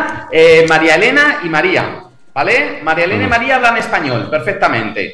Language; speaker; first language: Spanish; native; Spanish